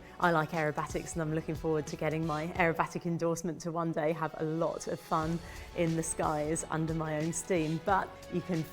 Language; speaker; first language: English; native; English